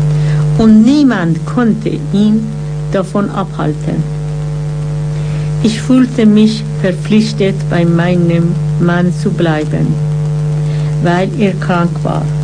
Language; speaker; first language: German; non-native, fluent; Persian